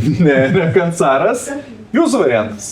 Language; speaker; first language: Lithuanian; native; Lithuanian